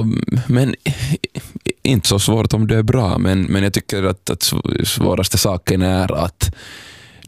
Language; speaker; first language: Swedish; non-native, local second language; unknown